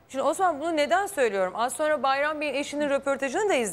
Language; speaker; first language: Turkish; native; Turkish